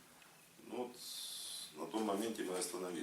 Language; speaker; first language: Russian; native; Russian